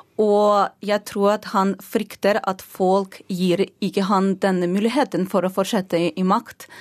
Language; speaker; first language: Norwegian; non-native, fluent; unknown